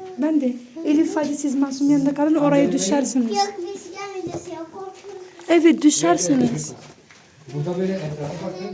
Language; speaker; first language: Turkish; non-native, learner; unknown